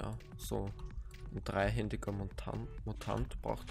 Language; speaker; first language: German; native; German